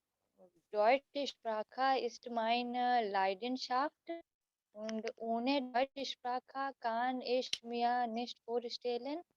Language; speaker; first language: German; non-native, learner; Hindi